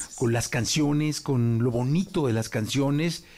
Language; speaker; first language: Spanish; native; Spanish